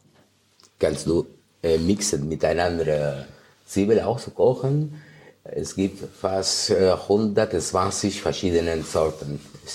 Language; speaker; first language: German; non-native, fluent; Spanish